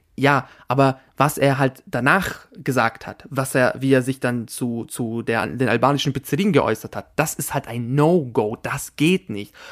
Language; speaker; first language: German; early bilingual, other home language; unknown